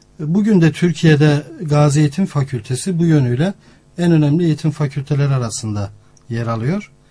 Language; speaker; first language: Turkish; native; Turkish